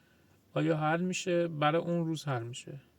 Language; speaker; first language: Persian; native; Persian